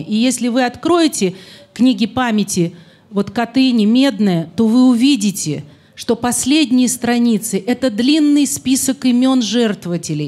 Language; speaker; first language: Russian; native; Russian